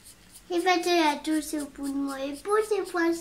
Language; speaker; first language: French; native; French